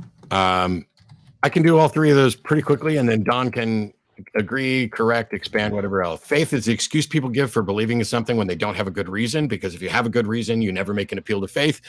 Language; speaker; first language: English; native; English